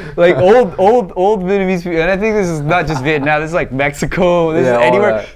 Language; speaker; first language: English; early bilingual, other home language; Vietnamese